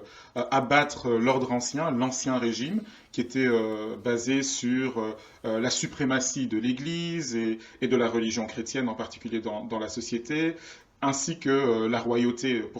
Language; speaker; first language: French; native; French